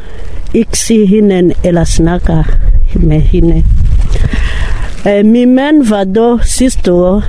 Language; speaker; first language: Danish; non-native, learner; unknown